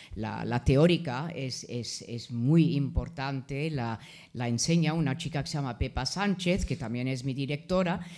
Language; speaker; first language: Spanish; non-native, fluent; English